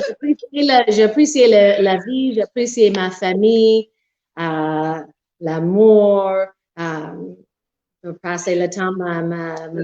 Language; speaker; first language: French; non-native, local second language; English